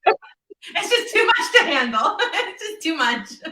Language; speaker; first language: English; native; English